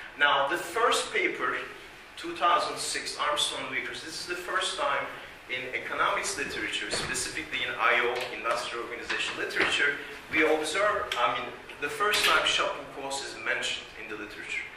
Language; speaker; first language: English; non-native, fluent; Turkish